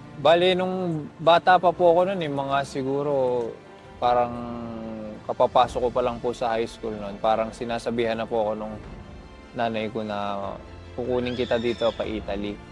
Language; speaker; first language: Filipino; native; Filipino